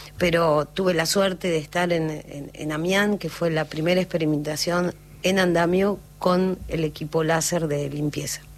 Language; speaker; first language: Spanish; native; Spanish